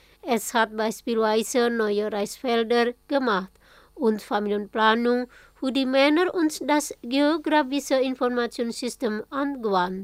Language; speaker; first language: German; non-native, fluent; Indonesian